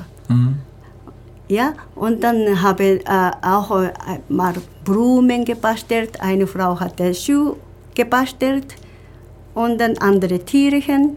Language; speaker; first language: German; non-native, learner; Japanese